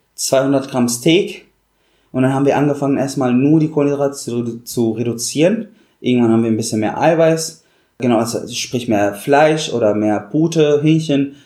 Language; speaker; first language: German; non-native, fluent; Arabic